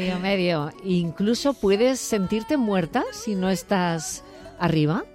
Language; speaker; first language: Spanish; native; Spanish